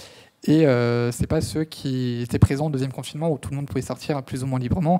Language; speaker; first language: French; native; French